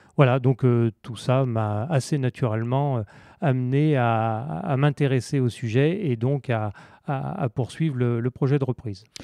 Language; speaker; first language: French; native; French